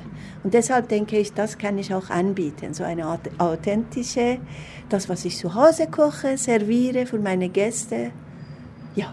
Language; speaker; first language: German; non-native, fluent; Persian